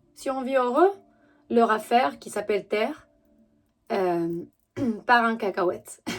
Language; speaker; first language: French; non-native, fluent; Romanian